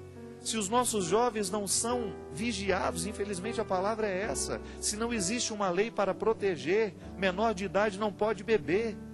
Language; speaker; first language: Portuguese; native; Portuguese